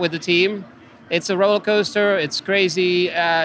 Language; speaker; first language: English; non-native, fluent; Finnish